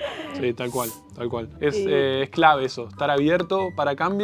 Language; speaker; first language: Spanish; native; Spanish